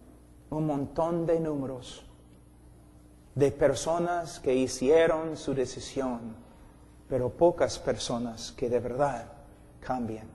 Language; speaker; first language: Spanish; non-native, fluent; English